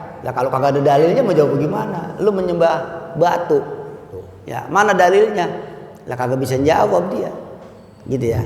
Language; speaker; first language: Malay; native; Malay